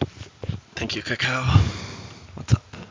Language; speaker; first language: English; native; English